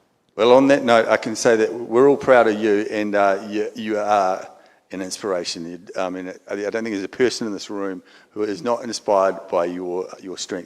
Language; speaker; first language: English; native; English